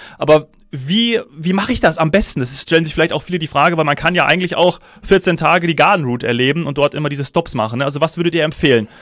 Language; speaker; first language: German; native; German